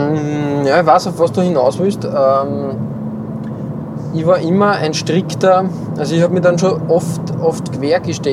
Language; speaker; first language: German; native; German